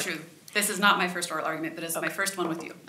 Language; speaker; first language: English; native; English